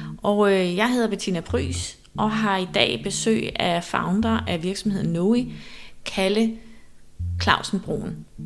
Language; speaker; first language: Danish; native; Danish